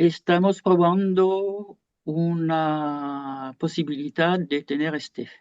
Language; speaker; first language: Spanish; non-native, fluent; French